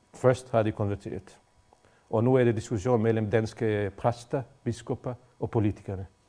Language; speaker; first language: Danish; non-native, fluent; Bosnian